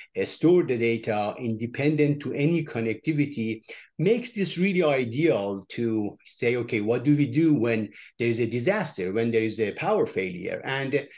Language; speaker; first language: English; non-native, fluent; Persian